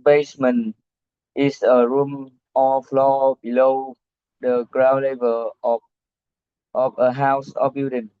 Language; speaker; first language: English; non-native, learner; Vietnamese